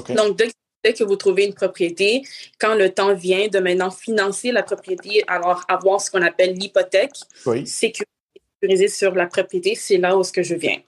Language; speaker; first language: French; native; French